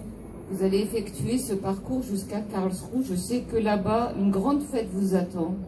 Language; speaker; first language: French; native; French